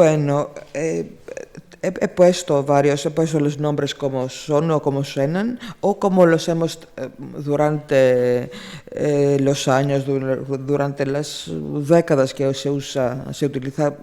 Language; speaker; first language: Spanish; non-native, fluent; Greek